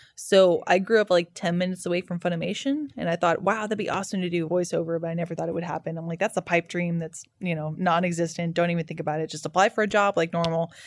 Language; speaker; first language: English; native; English